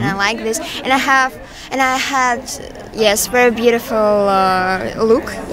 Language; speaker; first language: English; non-native, learner; Russian